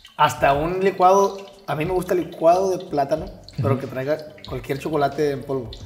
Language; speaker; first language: Spanish; native; Spanish